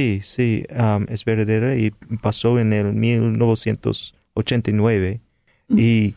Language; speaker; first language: Spanish; non-native, fluent; English